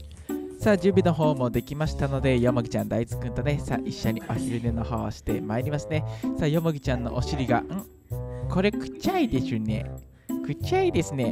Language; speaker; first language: Japanese; native; Japanese